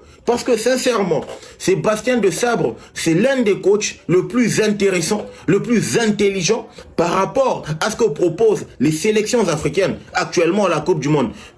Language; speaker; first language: French; non-native, local second language; Lingala